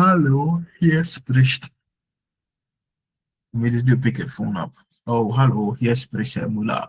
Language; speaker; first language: German; non-native, fluent; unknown